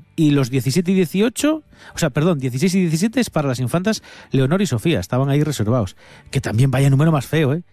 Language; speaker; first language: Spanish; native; Spanish